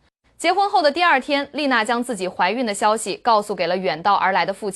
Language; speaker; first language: Chinese; native; Chinese